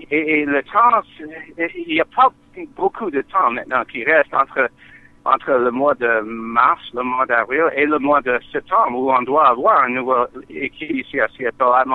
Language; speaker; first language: French; non-native, learner; English